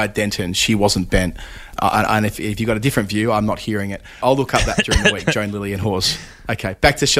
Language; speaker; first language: English; native; English